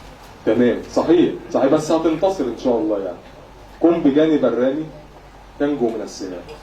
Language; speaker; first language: Arabic; native; Arabic